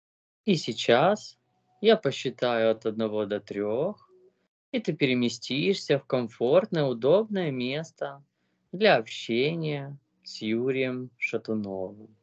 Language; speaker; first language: Russian; native; Russian